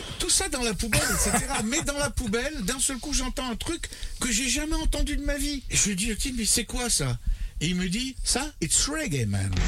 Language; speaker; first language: French; early bilingual, other home language; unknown